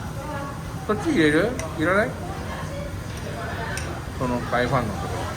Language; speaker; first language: Japanese; native; Japanese